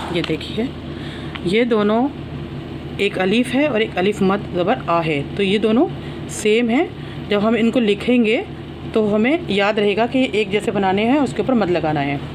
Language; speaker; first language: Hindi; native; Hindi